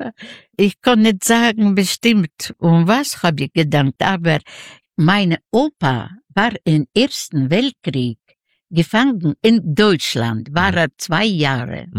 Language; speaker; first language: German; non-native, learner; Yiddish